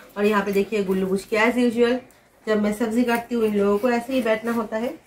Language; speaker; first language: Hindi; non-native, local second language; Bangla